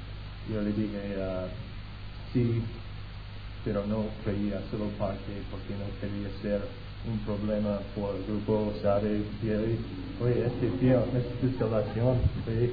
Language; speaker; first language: Spanish; non-native, fluent; English